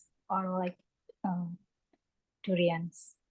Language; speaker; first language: English; non-native, learner; Indonesian